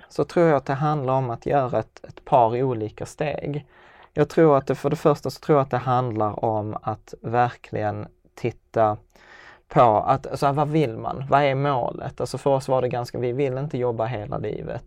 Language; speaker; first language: Swedish; native; Swedish